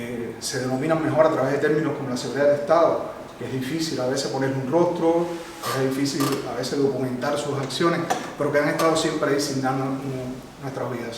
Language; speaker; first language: Spanish; native; Spanish